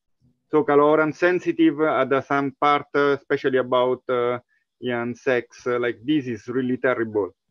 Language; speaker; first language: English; non-native, fluent; Italian